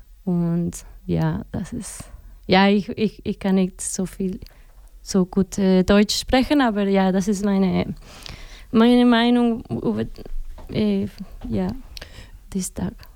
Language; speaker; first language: German; non-native, learner; Spanish